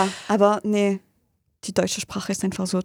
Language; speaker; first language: German; non-native, fluent; French